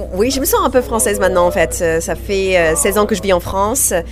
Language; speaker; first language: French; non-native, fluent; English